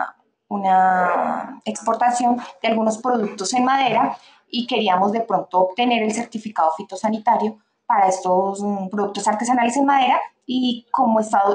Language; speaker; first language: Spanish; native; Spanish